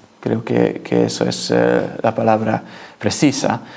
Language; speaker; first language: Spanish; non-native, learner; Hungarian